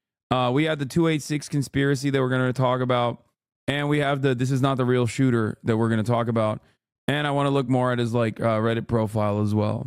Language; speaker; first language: English; native; English